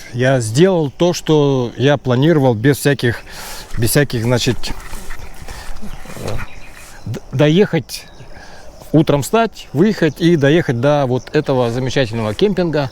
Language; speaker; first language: Russian; native; Russian